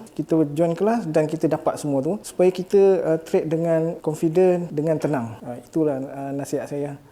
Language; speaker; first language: Malay; native; Malay